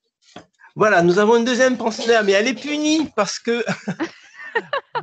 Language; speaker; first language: French; native; French